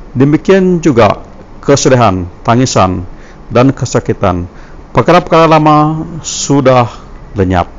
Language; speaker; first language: Malay; non-native, local second language; Iban